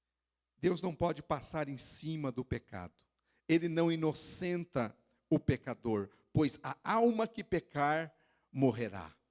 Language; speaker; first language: Portuguese; native; Portuguese